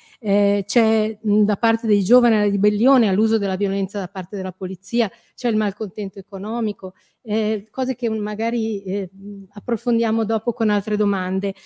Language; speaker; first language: Italian; native; Italian